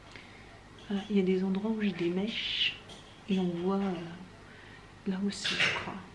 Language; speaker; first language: French; native; French